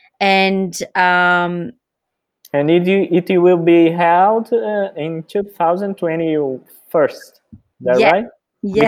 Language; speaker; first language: English; non-native, fluent; Portuguese